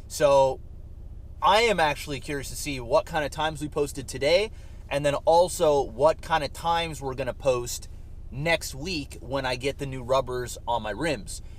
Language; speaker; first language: English; native; English